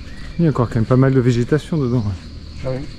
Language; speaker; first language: French; native; French